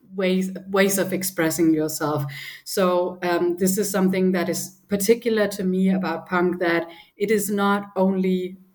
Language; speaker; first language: English; non-native, fluent; Danish